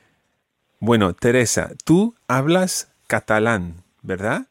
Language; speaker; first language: Spanish; non-native, fluent; English